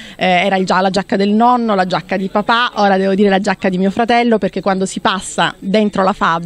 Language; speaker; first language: Italian; native; Italian